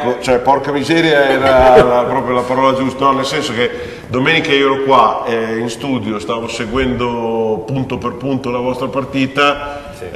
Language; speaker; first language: Italian; native; Italian